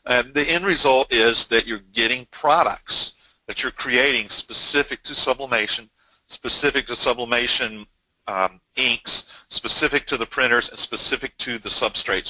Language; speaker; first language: English; native; English